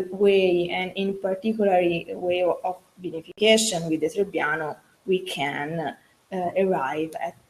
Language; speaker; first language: English; non-native, learner; Italian